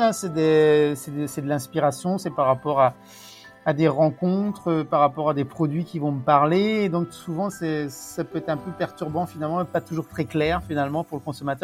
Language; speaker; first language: French; native; French